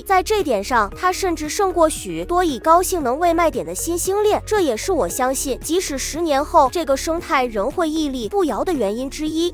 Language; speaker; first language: Chinese; native; Chinese